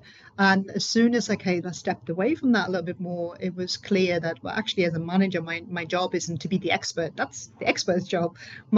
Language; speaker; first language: English; non-native, fluent; German